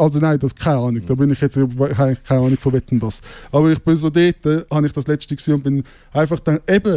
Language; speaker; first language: German; native; German